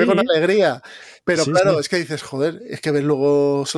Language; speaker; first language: Spanish; native; Spanish